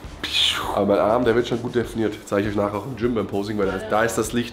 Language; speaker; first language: German; native; German